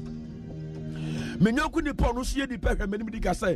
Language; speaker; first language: English; non-native, local second language; Akan